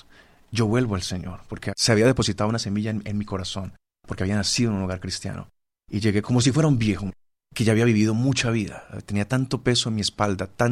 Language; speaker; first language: Spanish; native; Spanish